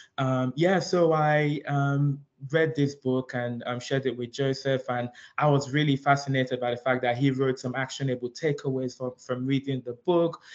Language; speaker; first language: English; early bilingual, other home language; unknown